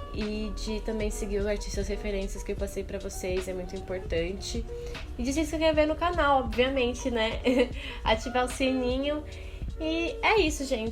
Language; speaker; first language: Portuguese; native; Portuguese